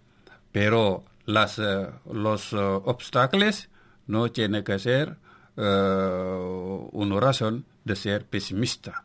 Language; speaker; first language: Spanish; non-native, local second language; Wolof